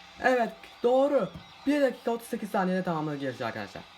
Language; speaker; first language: Turkish; native; Turkish